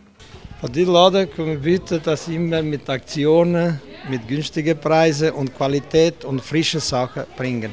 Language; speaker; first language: German; non-native, learner; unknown